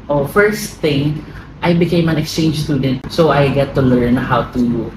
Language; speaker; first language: English; non-native, fluent; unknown